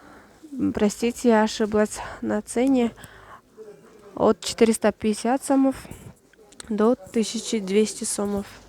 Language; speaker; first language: Russian; non-native, local second language; Kyrgyz